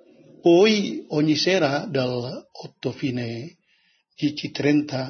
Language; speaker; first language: Italian; non-native, learner; Indonesian